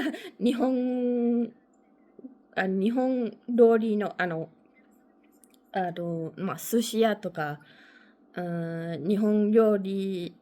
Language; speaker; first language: Japanese; non-native, learner; English